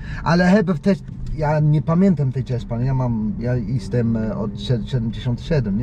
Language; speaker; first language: Polish; non-native, learner; English